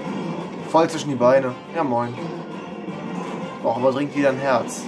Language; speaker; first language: German; native; German